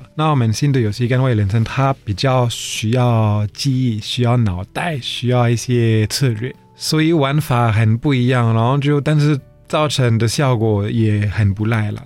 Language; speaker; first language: Chinese; non-native, fluent; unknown